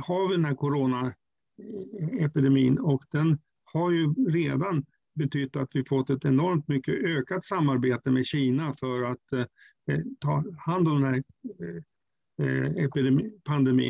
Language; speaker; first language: Swedish; native; Swedish